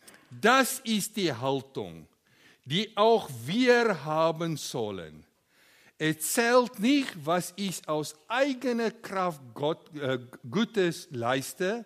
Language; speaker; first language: German; non-native, learner; Afrikaans